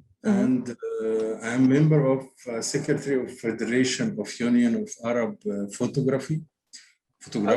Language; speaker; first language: English; non-native, learner; Arabic